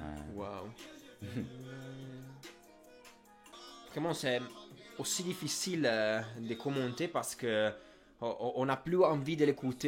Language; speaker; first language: French; non-native, fluent; Italian